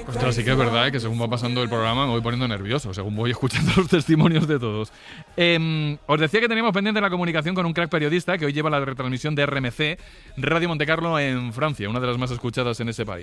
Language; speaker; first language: Spanish; native; Spanish